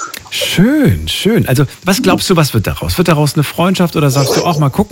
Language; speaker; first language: German; native; German